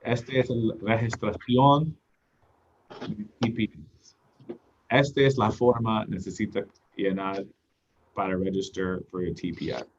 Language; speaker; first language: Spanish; non-native, learner; English